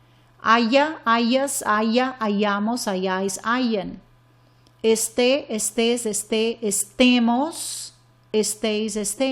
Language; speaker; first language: Spanish; non-native, fluent; English